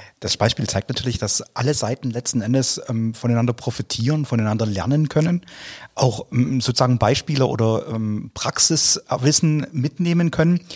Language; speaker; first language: German; native; German